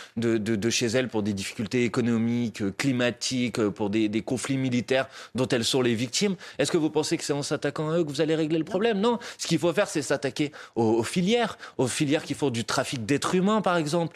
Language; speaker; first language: French; native; French